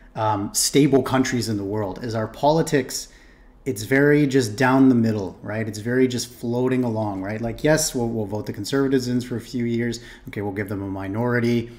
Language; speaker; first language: English; native; English